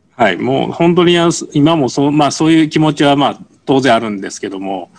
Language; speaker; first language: Japanese; native; Japanese